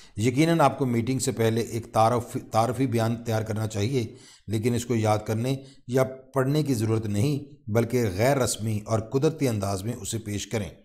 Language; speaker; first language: Urdu; non-native, local second language; Punjabi